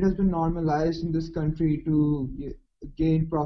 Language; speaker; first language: English; non-native, local second language; Urdu